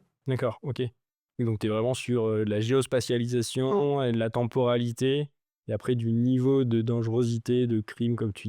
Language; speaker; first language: French; native; French